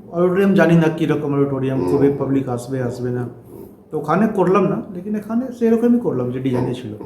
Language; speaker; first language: Bangla; non-native, learner; Hindi